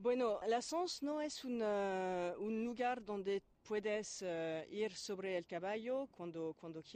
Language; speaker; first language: Spanish; non-native, fluent; French